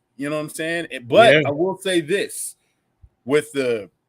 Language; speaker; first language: English; native; English